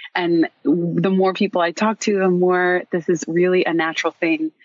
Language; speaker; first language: English; native; English